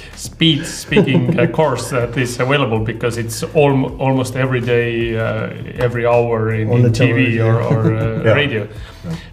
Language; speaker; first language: English; non-native, fluent; Estonian